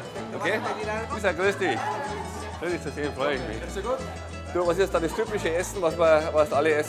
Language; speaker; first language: German; native; German